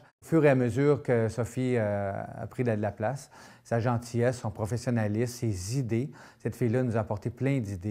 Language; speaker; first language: French; native; French